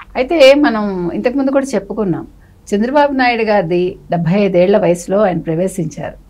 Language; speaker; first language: Telugu; native; Telugu